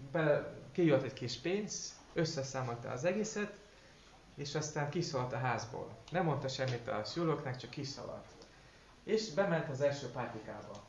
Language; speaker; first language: Hungarian; non-native, fluent; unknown